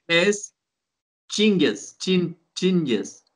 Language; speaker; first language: Spanish; non-native, learner; Swedish